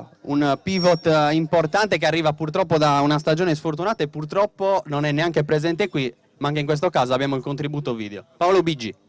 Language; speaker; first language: Italian; native; Italian